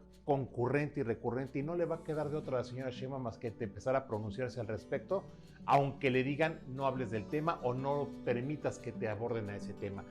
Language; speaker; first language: Spanish; native; Spanish